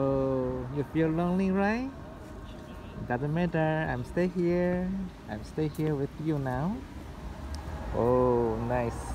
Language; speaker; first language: English; non-native, learner; Chinese